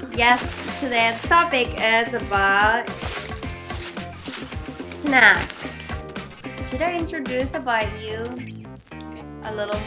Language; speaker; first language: English; non-native, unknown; Japanese